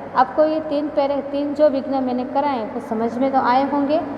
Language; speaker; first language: Hindi; non-native, local second language; Gujarati